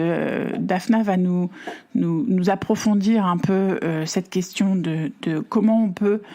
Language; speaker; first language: French; native; French